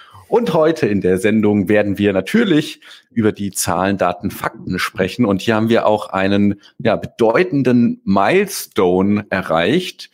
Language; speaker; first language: German; native; German